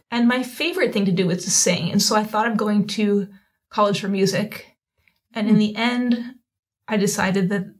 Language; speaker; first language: English; native; English